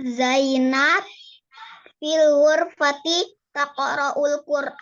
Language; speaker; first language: Arabic; non-native, learner; Indonesian